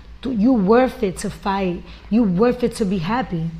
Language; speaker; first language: English; early bilingual, other home language; Spanish